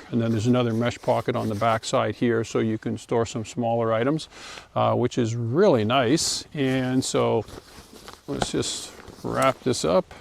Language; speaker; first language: English; native; English